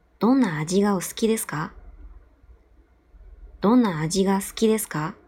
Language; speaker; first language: Japanese; non-native, fluent; Chinese